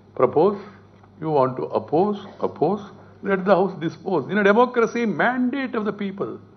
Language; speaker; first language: English; non-native, local second language; Telugu